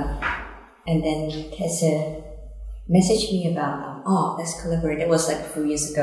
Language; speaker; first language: English; non-native, local second language; Cantonese